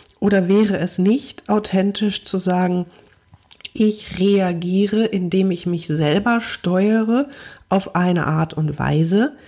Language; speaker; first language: German; native; German